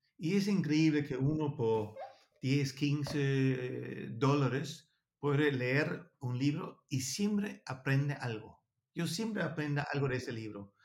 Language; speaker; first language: Spanish; non-native, learner; Danish